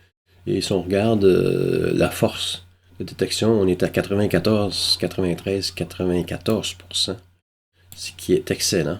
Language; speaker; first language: French; native; French